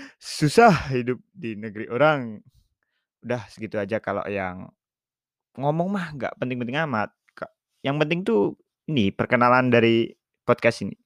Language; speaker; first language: Indonesian; native; Indonesian